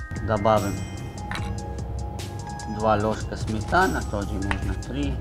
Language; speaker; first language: Russian; non-native, learner; Arabic